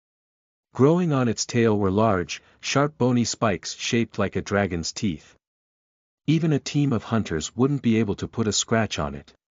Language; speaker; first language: English; native; English